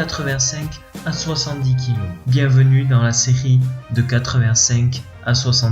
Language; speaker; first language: French; native; French